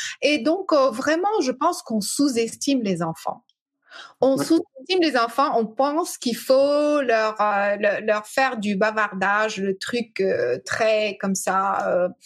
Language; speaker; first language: French; early bilingual, other home language; English